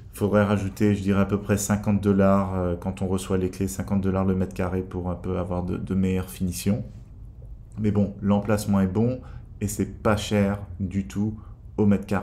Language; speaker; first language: French; native; French